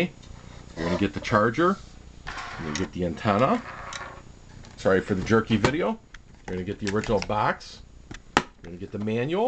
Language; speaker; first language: English; native; English